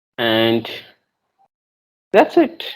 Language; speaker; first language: English; non-native, learner; Bangla